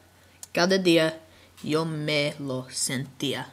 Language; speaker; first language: Spanish; non-native, learner; English